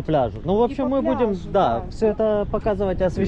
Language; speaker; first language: Russian; native; Russian